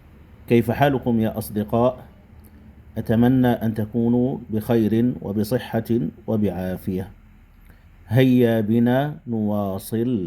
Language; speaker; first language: Arabic; non-native, fluent; Indonesian